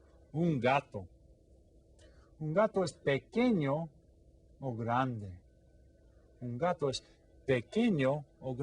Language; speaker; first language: Spanish; non-native, fluent; English